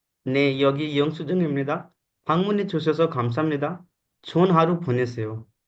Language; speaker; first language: Korean; non-native, learner; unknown